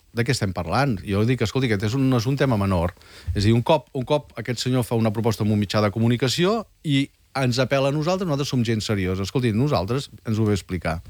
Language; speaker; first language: Catalan; native; Catalan